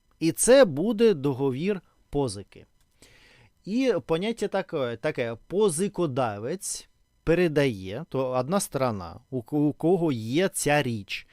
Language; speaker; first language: Ukrainian; non-native, learner; Russian